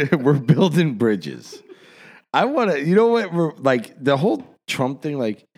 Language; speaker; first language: English; native; English